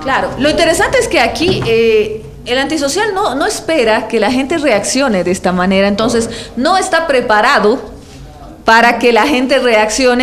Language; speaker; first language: Spanish; native; Spanish